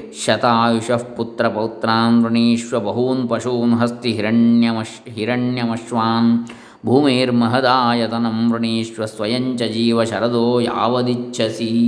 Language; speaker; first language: Hindi; non-native, local second language; Kannada